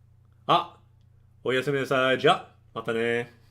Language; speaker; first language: Japanese; non-native, learner; English